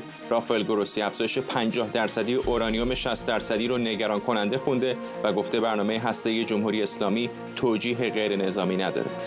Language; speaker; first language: Persian; native; Persian